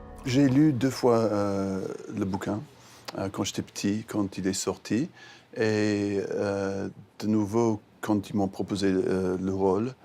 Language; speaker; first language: French; non-native, fluent; English